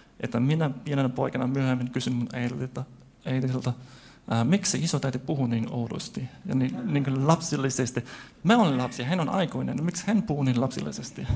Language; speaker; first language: Finnish; non-native, fluent; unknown